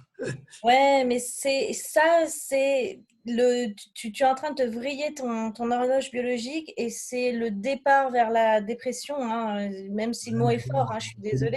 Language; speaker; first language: French; native; French